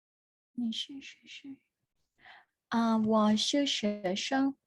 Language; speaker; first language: Chinese; non-native, learner; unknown